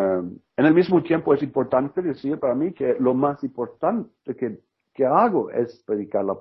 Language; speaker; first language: Spanish; non-native, learner; Norwegian